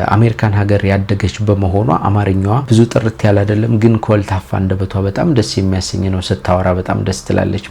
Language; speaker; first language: Amharic; native; Amharic